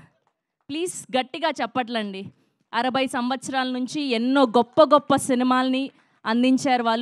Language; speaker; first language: Telugu; native; Telugu